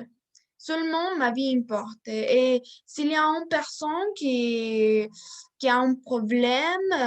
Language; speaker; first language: French; non-native, learner; Spanish